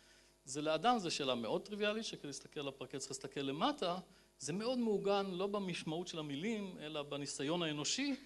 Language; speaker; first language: Hebrew; native; Hebrew